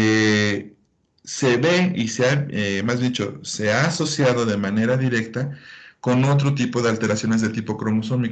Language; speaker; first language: Spanish; native; Spanish